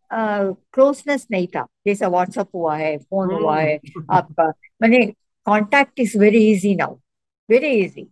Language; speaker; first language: Hindi; non-native, local second language; Tamil